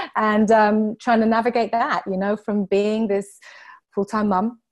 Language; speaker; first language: English; native; English